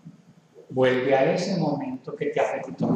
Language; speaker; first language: Spanish; native; Spanish